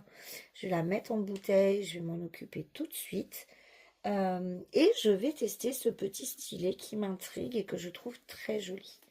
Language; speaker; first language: French; native; French